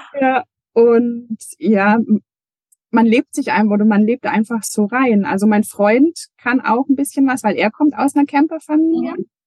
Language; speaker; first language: German; native; German